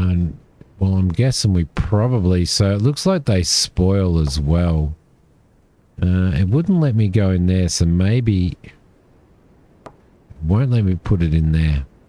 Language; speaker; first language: English; native; English